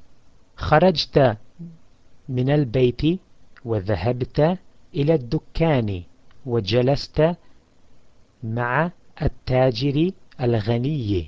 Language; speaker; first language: Arabic; non-native, fluent; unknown